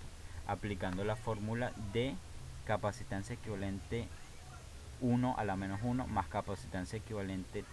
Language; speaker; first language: Spanish; native; Spanish